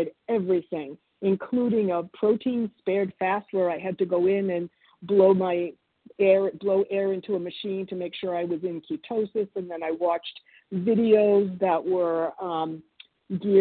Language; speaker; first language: English; early bilingual, other home language; Italian